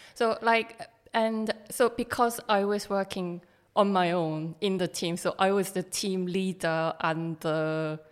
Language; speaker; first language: English; non-native, fluent; Korean